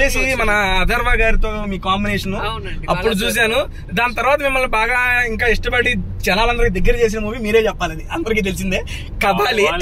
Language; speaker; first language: Telugu; native; Telugu